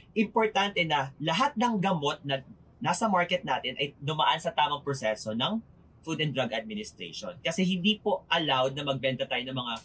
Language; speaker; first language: Filipino; native; Filipino